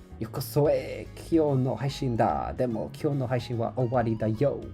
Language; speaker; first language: Japanese; non-native, learner; English